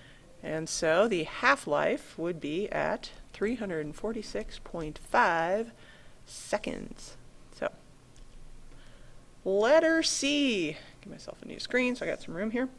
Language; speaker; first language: English; native; English